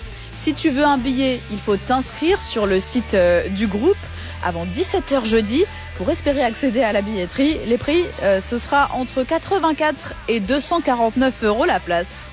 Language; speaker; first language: French; native; French